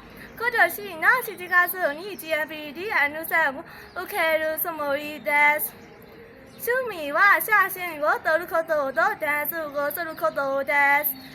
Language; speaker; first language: Japanese; non-native, learner; Burmese